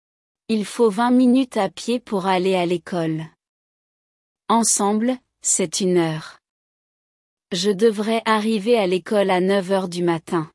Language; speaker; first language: French; non-native, learner; Chinese